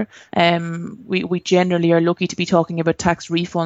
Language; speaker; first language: English; native; English